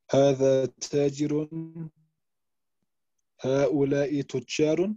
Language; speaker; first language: Arabic; non-native, learner; German